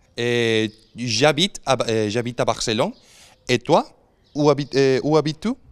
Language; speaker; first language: French; non-native, fluent; Spanish